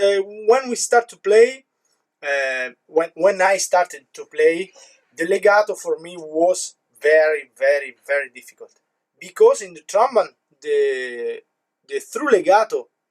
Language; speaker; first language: English; non-native, learner; Italian